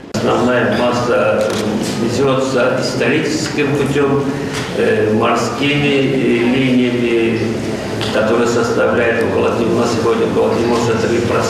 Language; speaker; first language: Russian; native; Russian